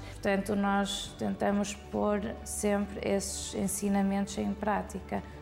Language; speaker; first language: Portuguese; early bilingual, heritage; Portuguese